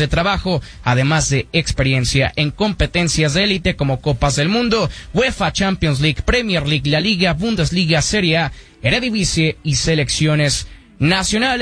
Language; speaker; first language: Spanish; native; Spanish